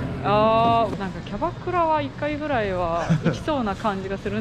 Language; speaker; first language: Japanese; non-native, fluent; Korean